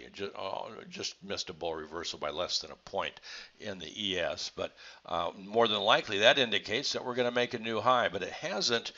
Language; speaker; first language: English; native; English